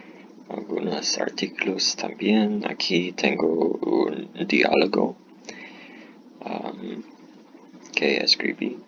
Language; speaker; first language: Spanish; non-native, learner; English